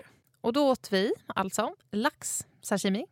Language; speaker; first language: Swedish; native; Swedish